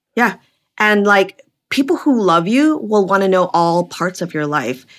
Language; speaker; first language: English; native; English